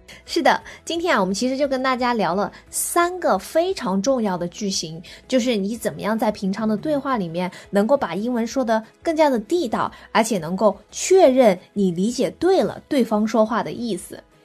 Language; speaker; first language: Chinese; native; Chinese